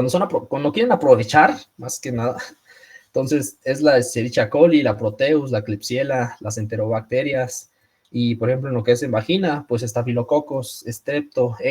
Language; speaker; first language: Spanish; native; Spanish